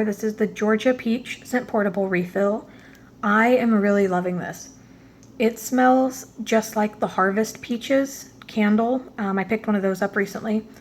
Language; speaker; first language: English; native; English